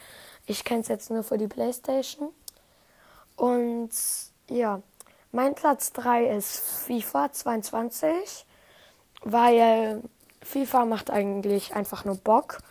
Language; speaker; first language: German; native; German